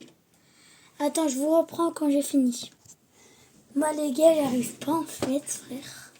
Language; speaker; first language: French; native; French